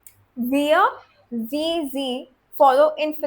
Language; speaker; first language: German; non-native, fluent; Hindi